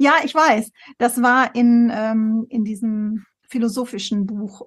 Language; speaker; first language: German; native; German